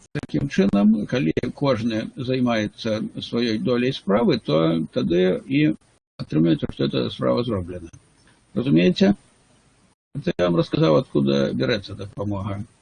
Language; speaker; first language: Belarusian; non-native, local second language; Russian